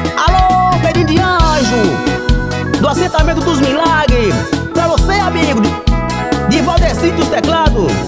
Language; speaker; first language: Portuguese; native; Portuguese